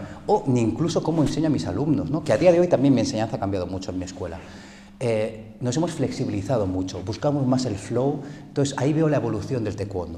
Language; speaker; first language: Spanish; early bilingual, other home language; Korean